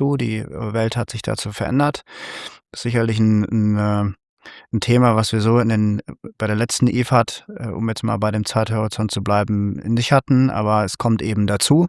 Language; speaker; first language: German; native; German